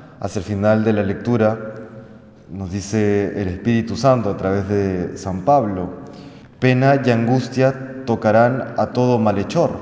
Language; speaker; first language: Spanish; native; Spanish